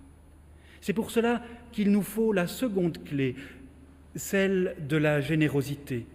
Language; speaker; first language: French; native; French